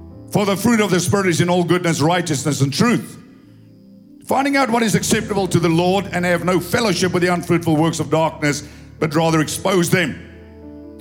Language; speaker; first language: English; non-native, local second language; Afrikaans